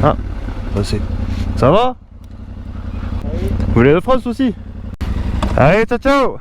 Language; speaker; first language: French; native; French